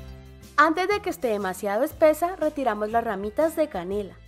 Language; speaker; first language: Spanish; native; Spanish